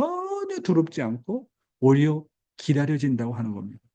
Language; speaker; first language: Korean; native; Korean